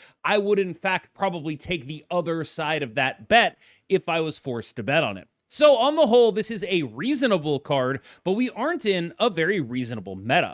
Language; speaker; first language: English; native; English